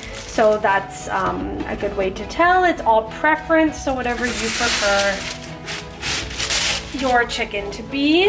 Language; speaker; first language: English; native; English